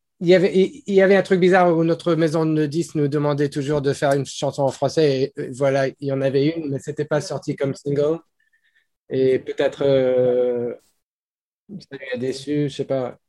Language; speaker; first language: French; non-native, fluent; English